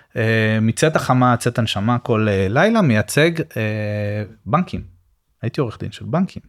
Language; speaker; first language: Hebrew; native; Hebrew